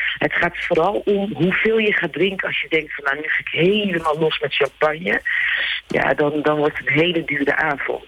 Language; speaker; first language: Dutch; early bilingual, other home language; Turkish